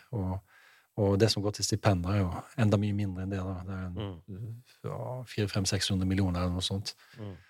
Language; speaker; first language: Norwegian; native; Norwegian